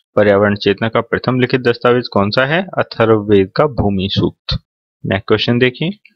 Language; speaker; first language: Hindi; native; Hindi